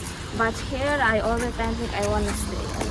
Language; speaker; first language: English; non-native, learner; Russian